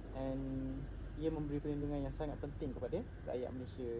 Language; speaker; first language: Malay; native; Malay